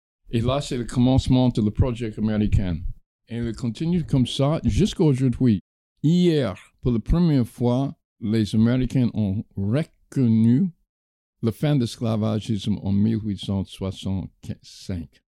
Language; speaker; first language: French; non-native, fluent; English